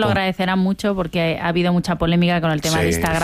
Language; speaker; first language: Spanish; native; Spanish